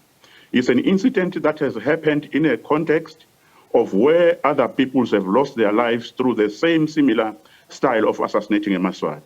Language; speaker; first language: English; non-native, local second language; Swati